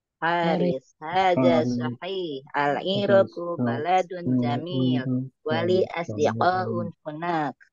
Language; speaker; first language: Arabic; non-native, learner; Indonesian